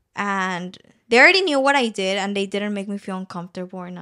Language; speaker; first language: English; early bilingual, other home language; Spanish